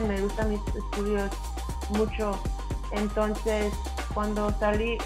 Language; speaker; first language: Spanish; early bilingual, heritage; English